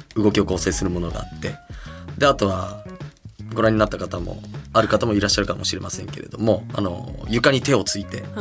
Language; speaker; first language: Japanese; native; Japanese